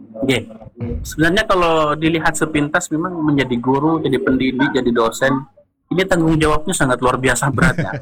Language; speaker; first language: Indonesian; non-native, local second language; Madurese